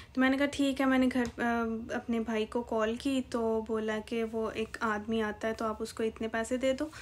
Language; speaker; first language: Urdu; native; Urdu